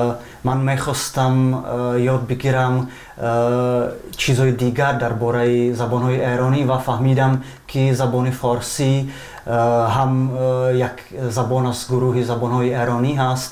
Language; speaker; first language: Tajik; non-native, fluent; Czech